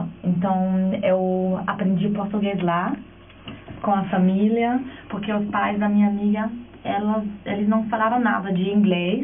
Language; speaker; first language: Portuguese; non-native, fluent; German